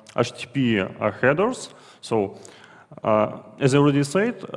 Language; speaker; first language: English; non-native, fluent; Russian